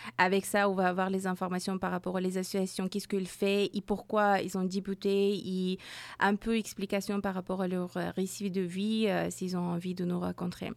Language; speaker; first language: French; non-native, fluent; Persian